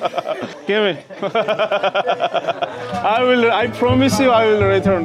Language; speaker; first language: English; non-native, learner; Georgian